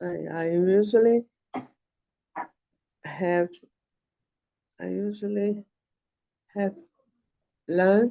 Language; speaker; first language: English; non-native, learner; Portuguese